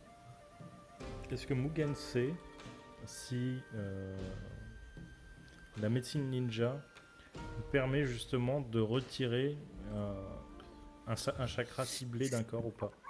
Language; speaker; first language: French; native; French